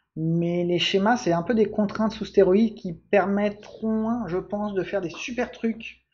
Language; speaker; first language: French; native; French